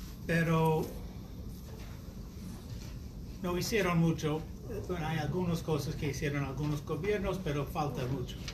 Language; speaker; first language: Spanish; non-native, fluent; English